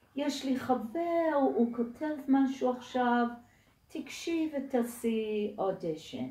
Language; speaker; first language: Hebrew; native; Hebrew